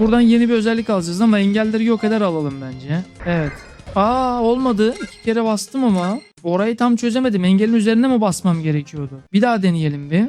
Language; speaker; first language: Turkish; native; Turkish